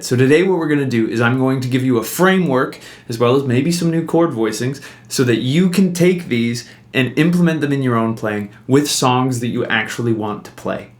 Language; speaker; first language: English; native; English